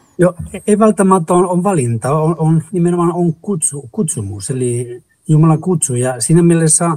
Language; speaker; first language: Finnish; non-native, fluent; Spanish